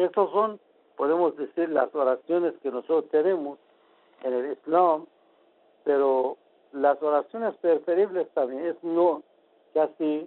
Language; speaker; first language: Spanish; non-native, fluent; Persian